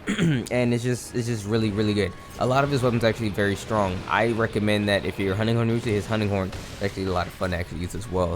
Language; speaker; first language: English; native; English